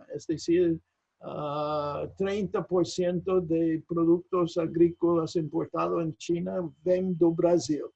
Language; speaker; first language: Spanish; non-native, fluent; English